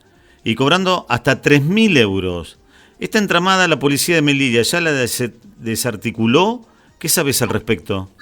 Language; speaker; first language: Spanish; native; Spanish